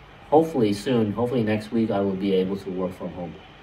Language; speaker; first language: English; early bilingual, other home language; Vietnamese